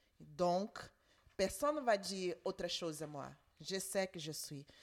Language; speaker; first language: French; non-native, learner; Portuguese